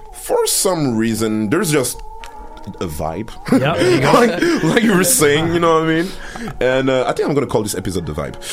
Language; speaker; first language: English; early bilingual, other home language; French